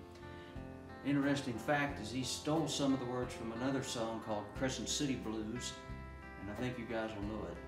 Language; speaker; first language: English; native; English